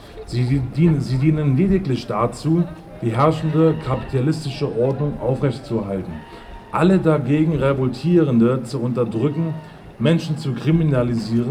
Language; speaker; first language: German; native; German